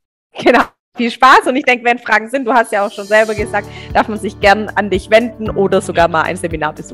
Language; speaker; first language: German; native; German